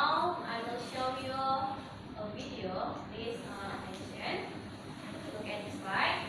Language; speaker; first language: English; non-native, learner; Indonesian